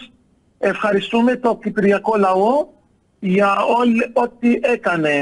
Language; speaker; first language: Greek; non-native, fluent; Arabic